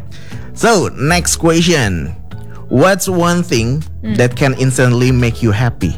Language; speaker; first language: English; non-native, learner; Indonesian